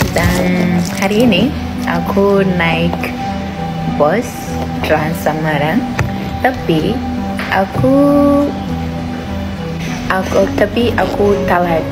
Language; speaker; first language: Indonesian; non-native, learner; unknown